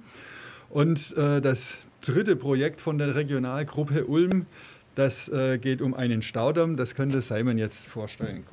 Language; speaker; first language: German; native; German